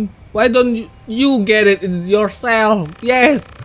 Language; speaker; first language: English; non-native, learner; Indonesian